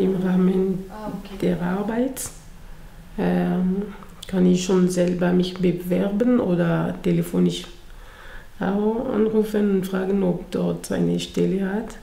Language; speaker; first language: German; non-native, learner; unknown